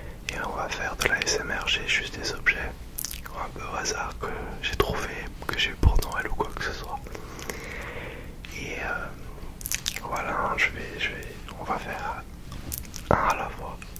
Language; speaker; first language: French; early bilingual, heritage; French